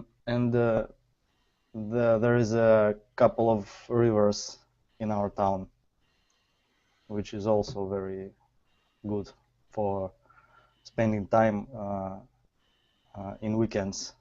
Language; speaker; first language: English; non-native, fluent; Russian